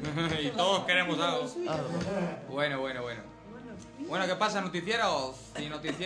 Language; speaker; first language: Spanish; native; Spanish